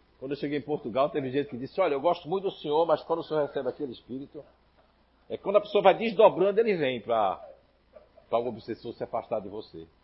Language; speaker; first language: Portuguese; native; Portuguese